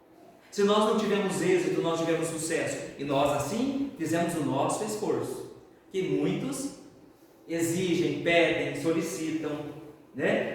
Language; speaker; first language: Portuguese; native; Portuguese